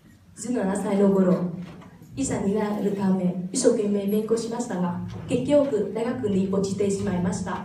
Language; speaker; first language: Japanese; non-native, fluent; Vietnamese